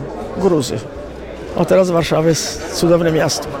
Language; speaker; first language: Polish; early bilingual, heritage; Italian